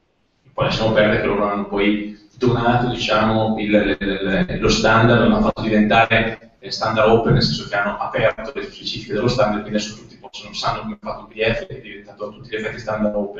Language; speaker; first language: Italian; native; Italian